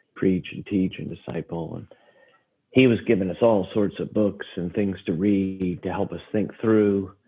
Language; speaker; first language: English; native; English